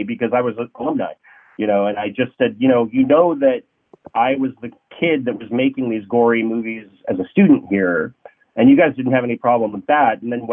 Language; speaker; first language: English; native; English